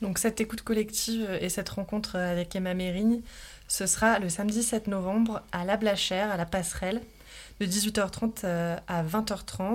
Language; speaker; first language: French; native; French